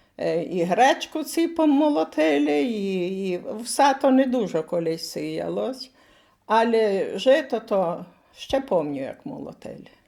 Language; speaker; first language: Ukrainian; native; Ukrainian